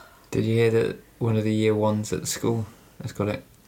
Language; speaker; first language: English; native; English